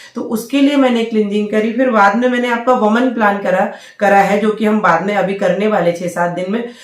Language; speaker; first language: Hindi; native; Hindi